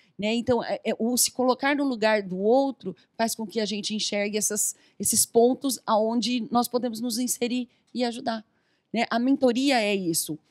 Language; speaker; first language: Portuguese; native; Portuguese